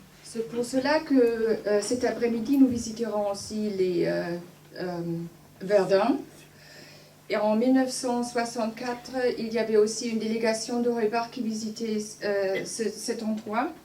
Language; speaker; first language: French; non-native, fluent; German